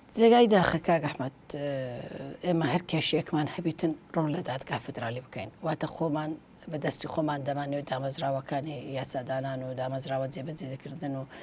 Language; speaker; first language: Central Kurdish; non-native, local second language; Turkish